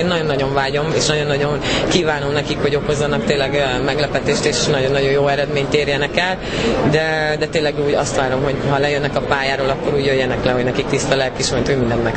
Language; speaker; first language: Hungarian; native; Hungarian